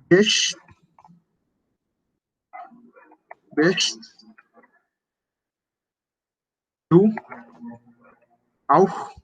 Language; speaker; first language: German; non-native, fluent; Spanish